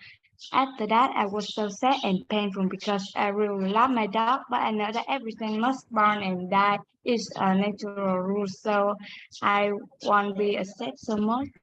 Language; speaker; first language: English; non-native, learner; Vietnamese